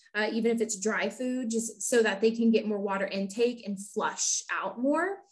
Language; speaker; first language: English; native; English